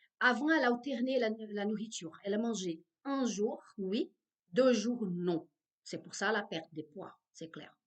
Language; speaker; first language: French; non-native, fluent; Portuguese